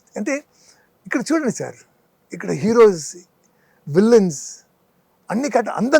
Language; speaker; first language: Telugu; non-native, local second language; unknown